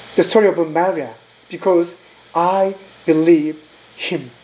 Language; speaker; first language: English; non-native, learner; Korean